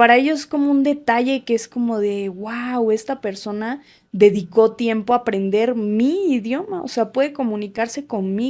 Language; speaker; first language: Spanish; native; Spanish